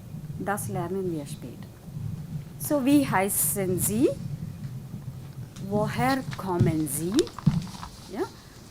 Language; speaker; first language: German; non-native, fluent; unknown